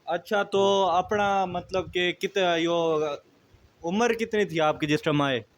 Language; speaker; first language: Hindi; native; Hindi